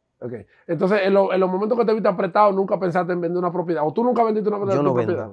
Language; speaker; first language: Spanish; native; Spanish